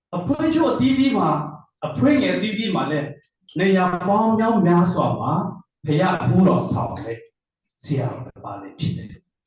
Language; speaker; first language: Burmese; non-native, local second language; Hakha Chin